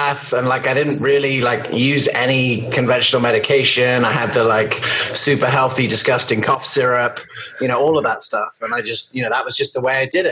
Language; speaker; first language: English; native; English